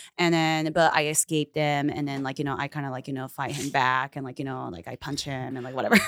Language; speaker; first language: English; early bilingual, other home language; Japanese